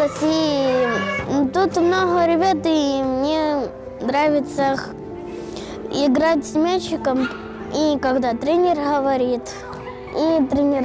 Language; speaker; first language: Ukrainian; non-native, local second language; Russian